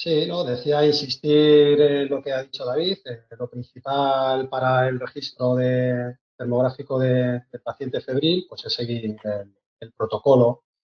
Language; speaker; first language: Spanish; native; Spanish